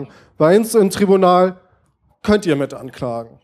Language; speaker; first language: German; native; German